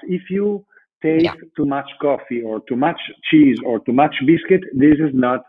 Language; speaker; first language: English; non-native, fluent; Italian